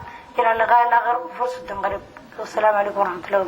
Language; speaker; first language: Arabic; non-native, local second language; Somali